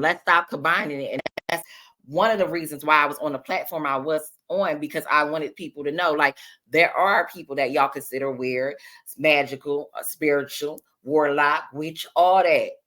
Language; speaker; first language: English; native; English